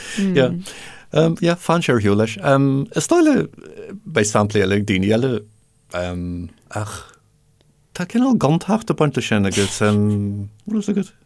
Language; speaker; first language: Irish; non-native, local second language; English